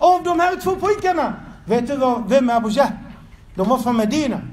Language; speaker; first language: Swedish; non-native, fluent; Arabic